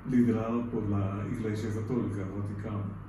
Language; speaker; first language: Spanish; non-native, fluent; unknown